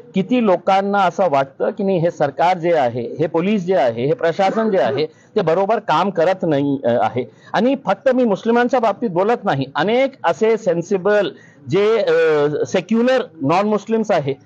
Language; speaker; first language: Marathi; non-native, local second language; Urdu